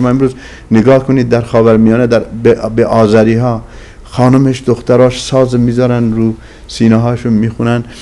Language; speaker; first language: Persian; non-native, local second language; Azerbaijani